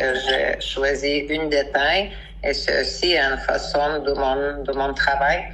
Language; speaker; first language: French; non-native, fluent; Lithuanian